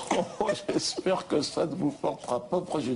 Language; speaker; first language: French; native; French